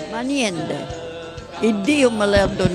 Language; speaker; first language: Italian; non-native, local second language; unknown